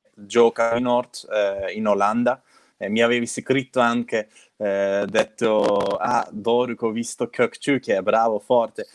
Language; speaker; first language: Italian; non-native, fluent; Turkish